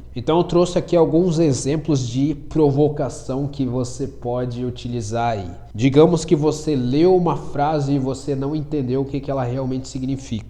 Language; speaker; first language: Portuguese; native; Portuguese